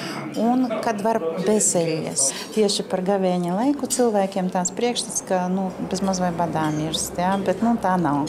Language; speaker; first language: Latvian; non-native, local second language; Russian